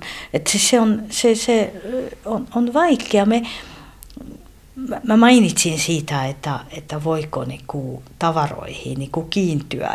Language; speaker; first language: Finnish; non-native, fluent; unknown